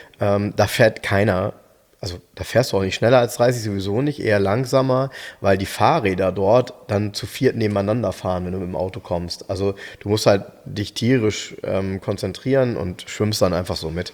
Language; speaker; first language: German; native; German